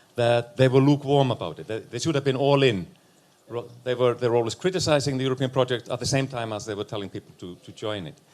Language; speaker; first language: English; non-native, fluent; Icelandic